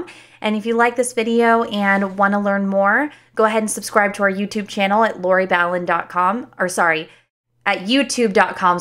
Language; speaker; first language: English; native; English